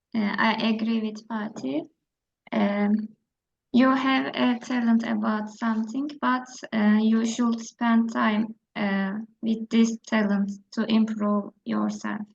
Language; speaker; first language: English; non-native, learner; Turkish